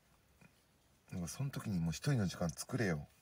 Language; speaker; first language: Japanese; native; Japanese